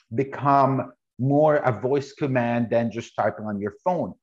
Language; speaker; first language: English; non-native, fluent; Arabic